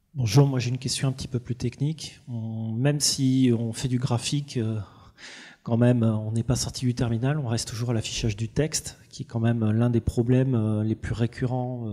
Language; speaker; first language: French; native; French